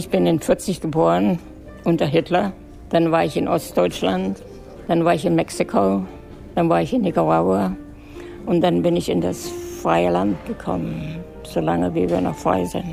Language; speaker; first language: German; native; German